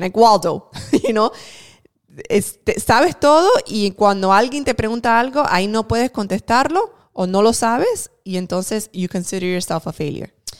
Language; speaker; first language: Spanish; early bilingual, other home language; English